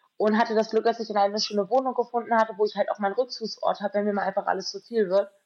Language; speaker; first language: German; native; German